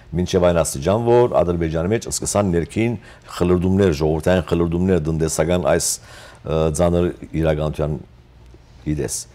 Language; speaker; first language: Armenian; native; Armenian